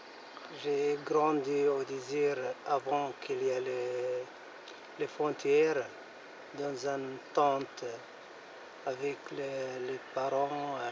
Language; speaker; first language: French; non-native, learner; Arabic